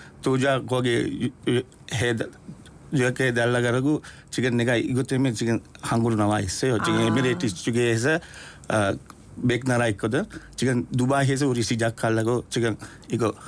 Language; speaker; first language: Korean; non-native, learner; Sinhala